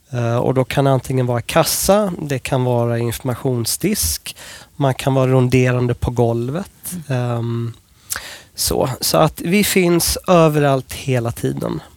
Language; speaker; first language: Swedish; non-native, fluent; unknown